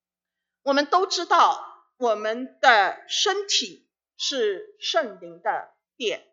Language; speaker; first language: Chinese; native; Chinese